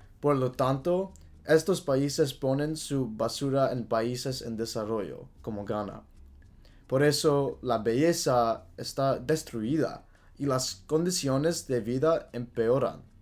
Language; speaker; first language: Spanish; non-native, learner; English